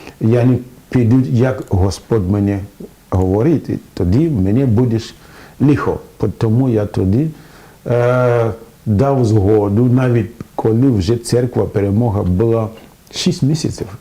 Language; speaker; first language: Ukrainian; non-native, fluent; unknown